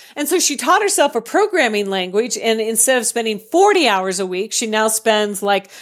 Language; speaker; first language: English; native; English